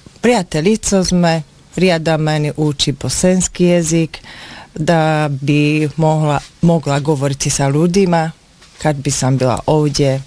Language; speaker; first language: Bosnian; non-native, learner; Slovak